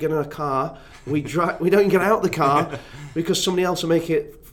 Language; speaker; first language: English; native; English